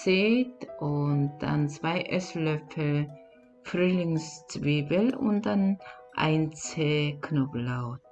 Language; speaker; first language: German; non-native, learner; Korean